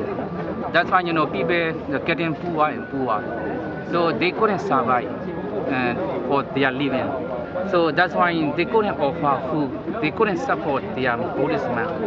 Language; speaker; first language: English; non-native, learner; Burmese